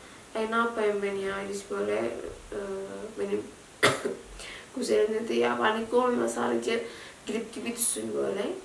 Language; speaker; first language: Turkish; non-native, learner; Indonesian